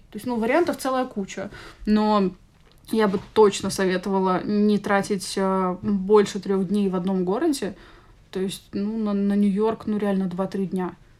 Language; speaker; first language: Russian; native; Russian